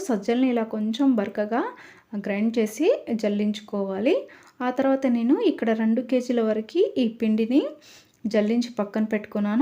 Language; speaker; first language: Telugu; non-native, local second language; Lambadi